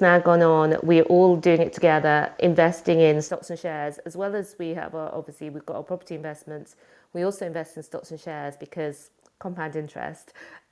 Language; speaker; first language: English; native; English